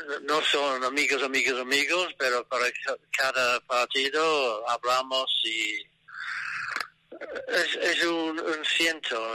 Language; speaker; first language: Spanish; non-native, learner; English